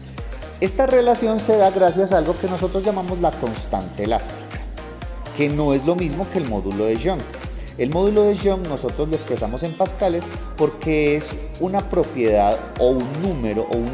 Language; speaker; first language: Spanish; native; Spanish